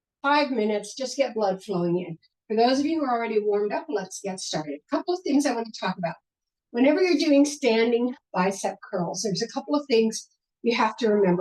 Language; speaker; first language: English; native; English